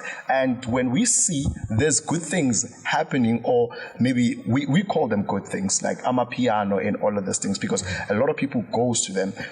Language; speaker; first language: English; non-native, local second language; Zulu